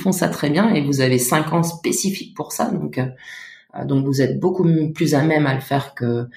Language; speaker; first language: French; native; French